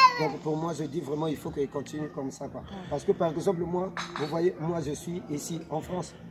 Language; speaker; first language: French; non-native, local second language; Lingala